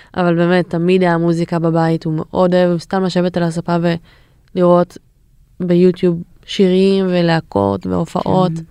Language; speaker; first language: Hebrew; native; Hebrew